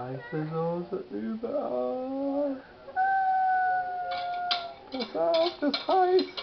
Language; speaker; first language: German; non-native, fluent; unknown